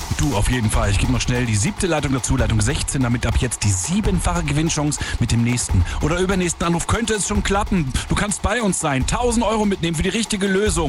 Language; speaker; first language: German; native; German